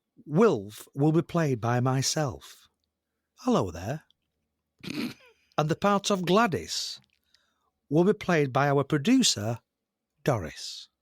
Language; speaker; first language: English; native; English